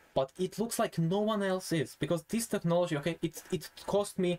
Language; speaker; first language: English; non-native, fluent; Croatian